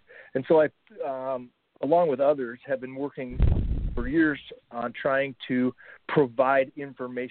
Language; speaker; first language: English; native; English